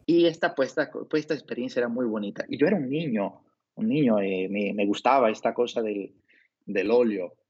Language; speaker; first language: Spanish; native; Spanish